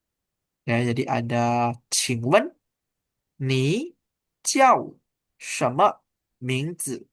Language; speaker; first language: Chinese; non-native, fluent; Indonesian